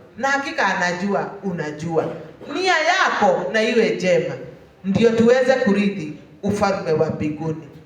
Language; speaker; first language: Swahili; non-native, local second language; Kikuyu